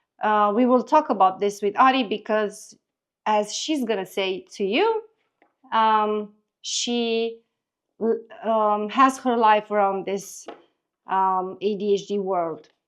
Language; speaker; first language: English; non-native, fluent; Romanian